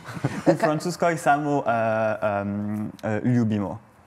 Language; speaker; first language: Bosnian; non-native, learner; French